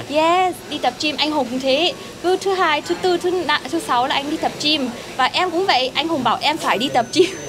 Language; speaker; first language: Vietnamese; early bilingual, heritage; Vietnamese